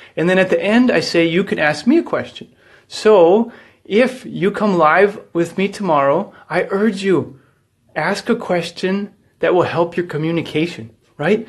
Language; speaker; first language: English; native; English